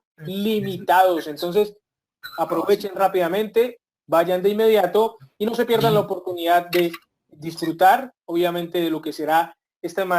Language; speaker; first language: Spanish; native; Spanish